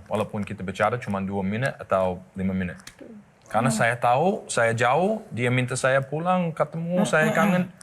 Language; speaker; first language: Indonesian; non-native, learner; English